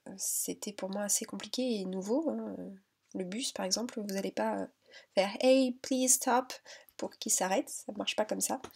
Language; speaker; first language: French; native; French